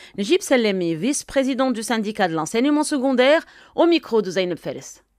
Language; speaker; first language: French; non-native, local second language; Arabic